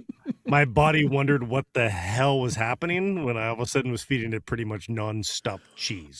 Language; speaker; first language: English; native; English